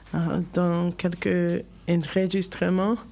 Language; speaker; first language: French; non-native, learner; English